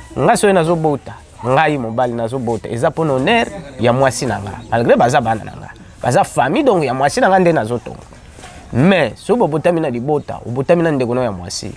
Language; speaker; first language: Lingala; non-native, local second language; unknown